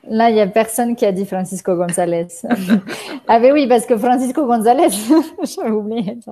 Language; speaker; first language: French; native; French